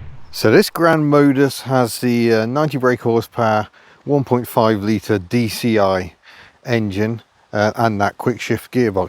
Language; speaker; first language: English; native; English